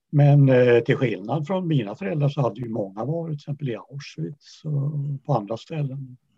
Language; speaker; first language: Swedish; early bilingual, other home language; Yiddish